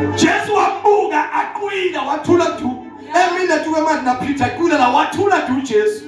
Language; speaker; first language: Zulu; non-native, local second language; Swati